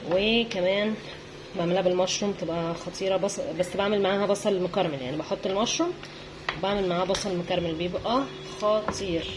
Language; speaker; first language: Arabic; native; Arabic